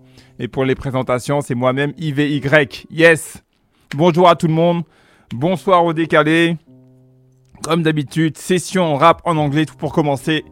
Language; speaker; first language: French; native; French